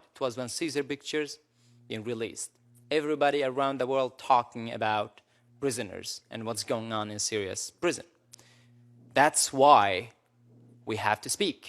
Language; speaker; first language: English; non-native, local second language; Arabic